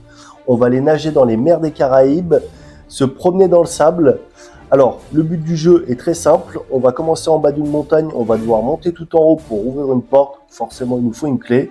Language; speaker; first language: French; native; French